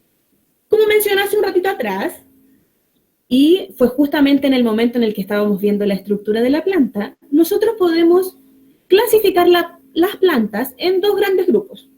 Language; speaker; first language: Spanish; native; Spanish